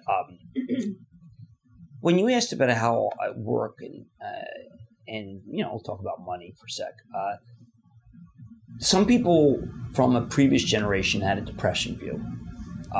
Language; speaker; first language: English; native; English